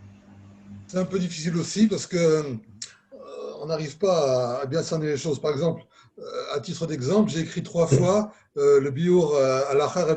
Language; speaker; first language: French; native; French